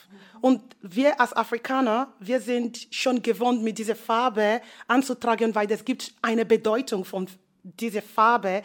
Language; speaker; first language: German; non-native, learner; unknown